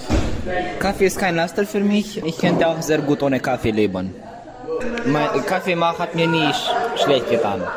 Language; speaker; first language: German; non-native, local second language; Romanian